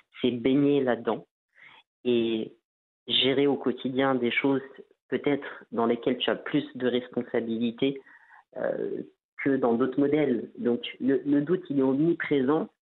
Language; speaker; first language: French; non-native, local second language; Arabic